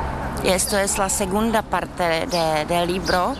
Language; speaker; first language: Spanish; non-native, learner; Czech